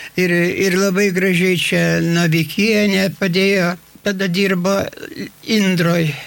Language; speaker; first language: Lithuanian; native; Lithuanian